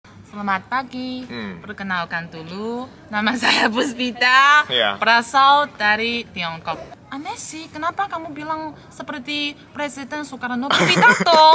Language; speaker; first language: Indonesian; non-native, fluent; Chinese